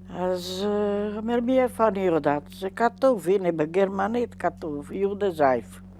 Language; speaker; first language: Hebrew; non-native, fluent; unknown